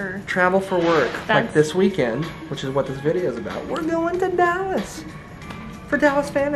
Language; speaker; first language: English; native; English